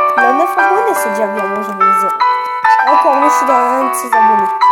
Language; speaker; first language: French; native; French